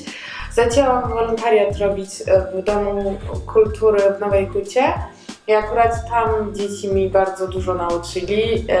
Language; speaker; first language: Polish; non-native, learner; Georgian